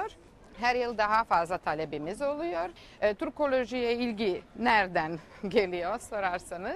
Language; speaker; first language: Turkish; non-native, fluent; Serbian